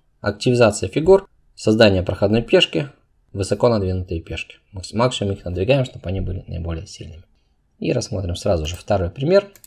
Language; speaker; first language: Russian; non-native, local second language; Uzbek